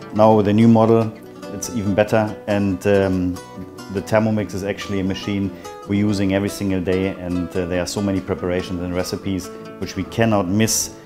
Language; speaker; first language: English; non-native, fluent; German